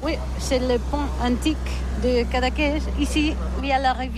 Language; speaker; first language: French; non-native, learner; Catalan